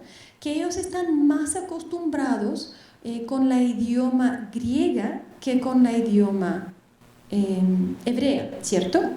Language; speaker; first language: Spanish; non-native, fluent; Bulgarian